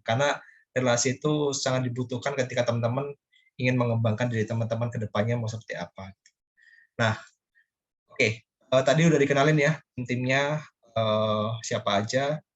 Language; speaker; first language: Indonesian; native; Indonesian